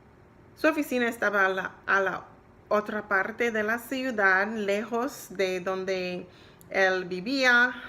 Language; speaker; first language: Spanish; non-native, learner; English